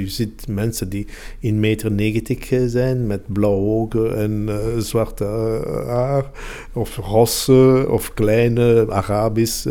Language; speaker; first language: Dutch; non-native, local second language; Italian